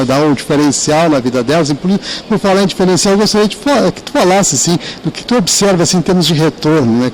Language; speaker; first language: Portuguese; native; Portuguese